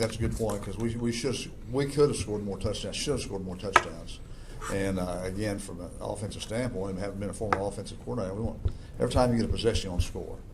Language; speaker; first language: English; native; English